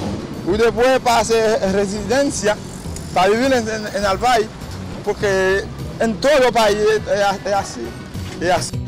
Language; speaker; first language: Spanish; non-native, learner; Haitian Creole